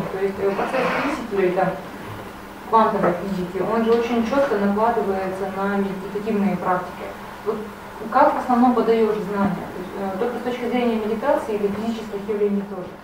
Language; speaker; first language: Russian; native; Russian